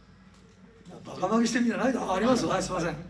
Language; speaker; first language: Japanese; native; Japanese